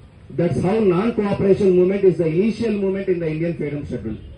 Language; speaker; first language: English; non-native, local second language; Telugu